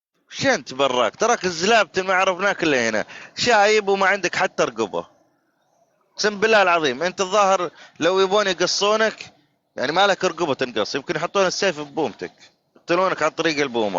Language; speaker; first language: Arabic; native; Arabic